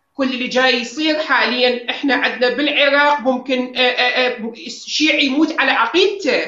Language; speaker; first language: Arabic; native; Arabic